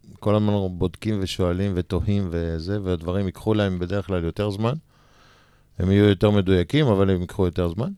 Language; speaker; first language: Hebrew; native; Hebrew